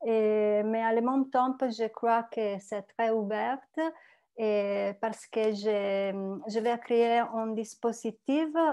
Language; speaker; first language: French; non-native, learner; Italian